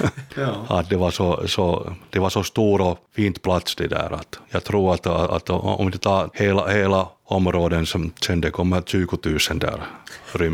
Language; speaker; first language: Swedish; non-native, local second language; Finnish